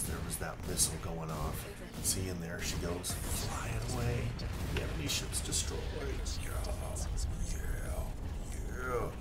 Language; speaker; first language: English; native; English